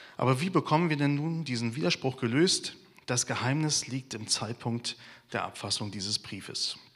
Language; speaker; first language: German; native; German